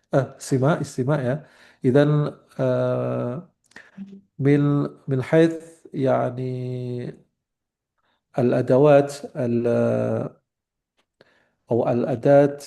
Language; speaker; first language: Arabic; non-native, learner; Indonesian